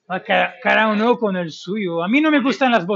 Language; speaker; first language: Spanish; non-native, fluent; English